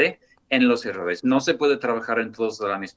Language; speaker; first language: Spanish; non-native, fluent; English